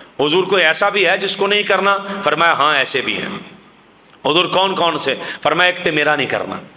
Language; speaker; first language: Urdu; non-native, local second language; Punjabi